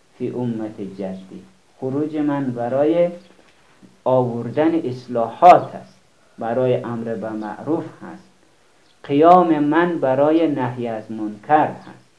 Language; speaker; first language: Persian; native; Persian